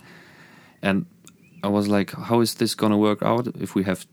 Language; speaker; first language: English; non-native, fluent; German